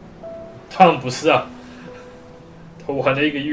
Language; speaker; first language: Chinese; native; Chinese